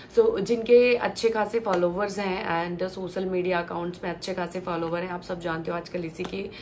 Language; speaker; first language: Hindi; non-native, local second language; Gujarati